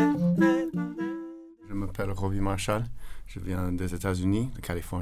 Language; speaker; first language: French; non-native, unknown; English